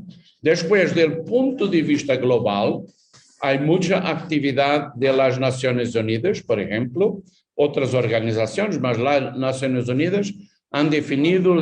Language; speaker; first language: Spanish; non-native, fluent; Portuguese